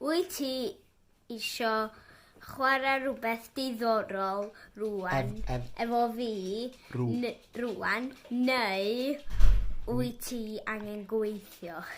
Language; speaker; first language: Welsh; non-native, learner; English